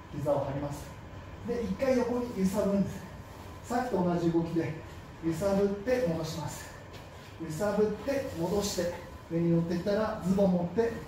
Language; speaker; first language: Japanese; native; Japanese